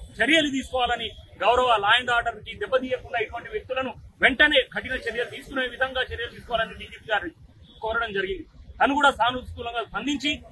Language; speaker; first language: Telugu; native; Telugu